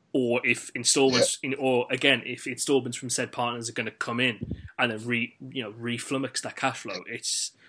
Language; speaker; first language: English; native; English